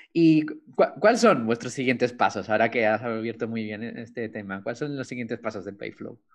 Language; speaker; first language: Spanish; native; Spanish